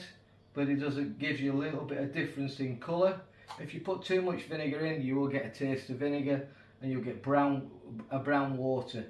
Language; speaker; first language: English; native; English